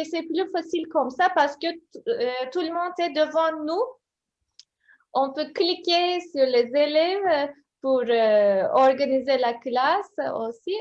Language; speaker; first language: French; non-native, fluent; Turkish